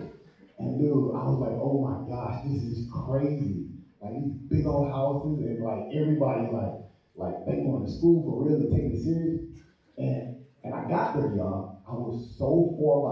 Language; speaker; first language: English; native; English